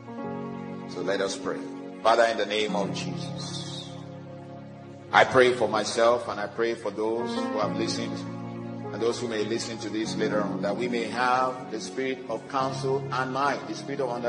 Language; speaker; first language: English; non-native, local second language; Yoruba